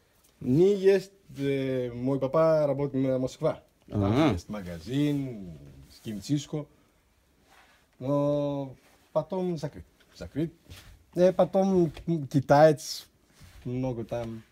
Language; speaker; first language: Russian; non-native, learner; Greek